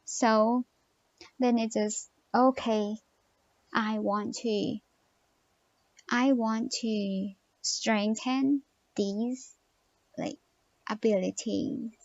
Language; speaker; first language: English; non-native, learner; Thai